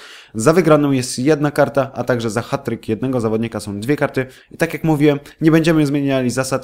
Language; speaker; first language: Polish; native; Polish